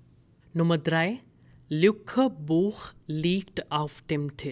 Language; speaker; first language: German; non-native, fluent; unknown